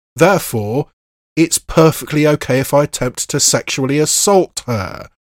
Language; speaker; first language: English; native; English